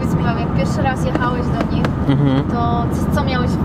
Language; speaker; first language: Polish; native; Polish